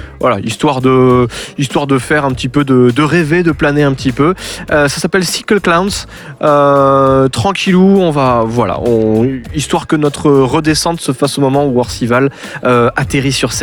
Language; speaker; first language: French; native; French